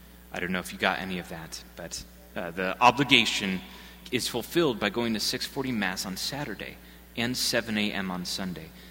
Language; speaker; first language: English; native; English